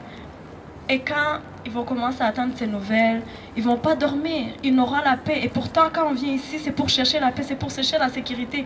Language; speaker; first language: French; non-native, local second language; Rundi